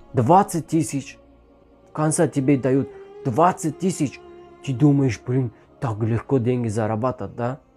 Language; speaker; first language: Russian; non-native, learner; Tajik